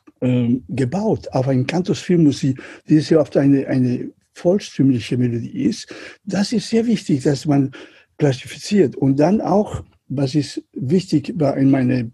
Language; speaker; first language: German; non-native, learner; Catalan